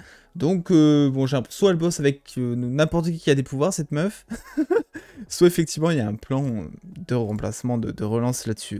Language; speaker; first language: French; native; French